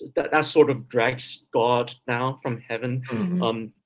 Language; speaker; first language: English; early bilingual, other home language; Chinese